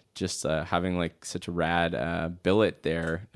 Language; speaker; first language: English; native; English